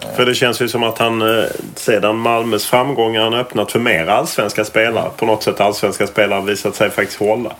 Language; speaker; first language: Swedish; native; Swedish